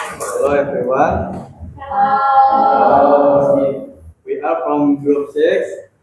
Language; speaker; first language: English; non-native, learner; Indonesian